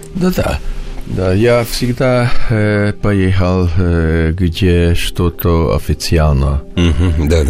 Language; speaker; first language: Russian; non-native, learner; Hungarian